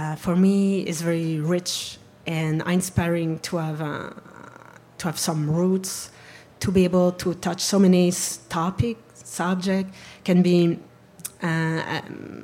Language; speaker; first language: English; non-native, learner; French